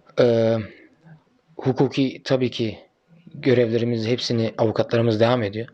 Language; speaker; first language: Turkish; early bilingual, heritage; Turkish